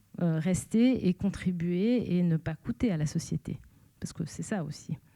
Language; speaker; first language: French; native; French